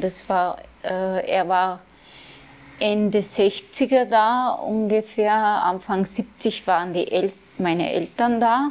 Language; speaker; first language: German; early bilingual, other home language; Turkish